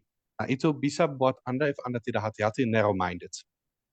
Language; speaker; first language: Indonesian; non-native, fluent; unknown